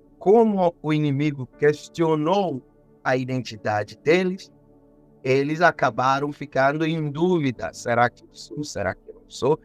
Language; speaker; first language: Portuguese; non-native, fluent; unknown